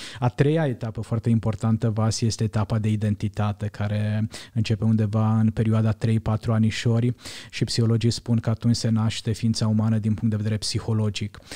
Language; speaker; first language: Romanian; non-native, local second language; Hungarian